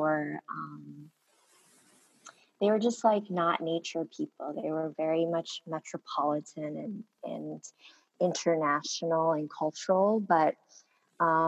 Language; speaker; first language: English; early bilingual, other home language; Korean